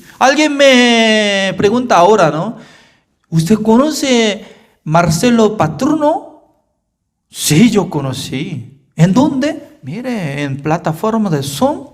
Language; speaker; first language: Spanish; non-native, fluent; Korean